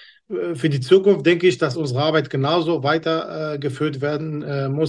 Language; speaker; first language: German; non-native, fluent; Kurdish